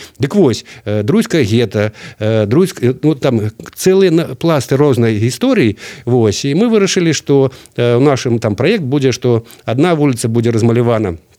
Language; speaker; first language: Belarusian; native; Belarusian